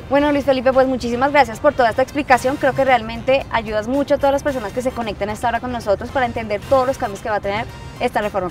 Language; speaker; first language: Spanish; native; Spanish